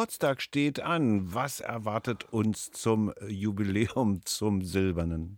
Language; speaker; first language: German; native; German